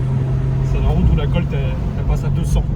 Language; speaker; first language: French; native; French